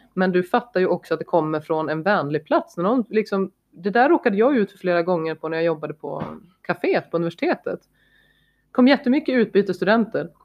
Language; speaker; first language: Swedish; native; Swedish